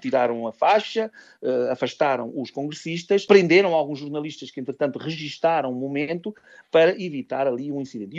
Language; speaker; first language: Portuguese; native; Portuguese